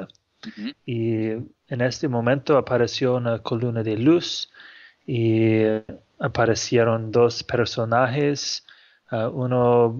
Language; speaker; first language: Spanish; non-native, fluent; English